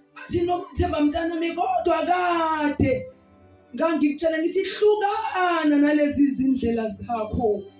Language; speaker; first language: Zulu; native; Zulu